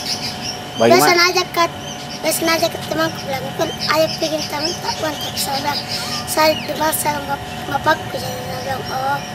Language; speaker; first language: Indonesian; non-native, local second language; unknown